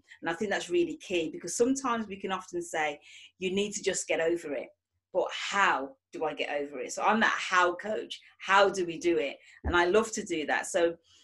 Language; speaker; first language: English; native; English